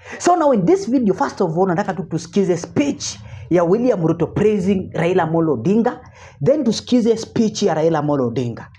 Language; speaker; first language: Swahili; non-native, local second language; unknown